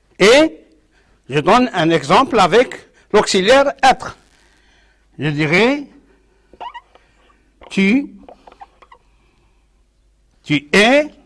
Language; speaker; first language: French; non-native, local second language; Arabic